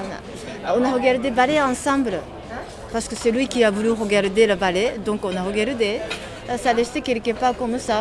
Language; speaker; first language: French; non-native, learner; Japanese